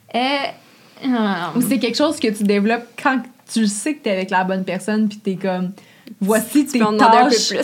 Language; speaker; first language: French; native; French